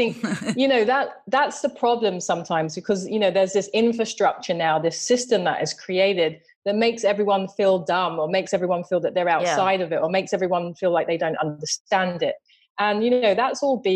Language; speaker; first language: English; native; English